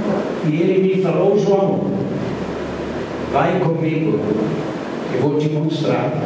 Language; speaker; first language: Portuguese; non-native, fluent; German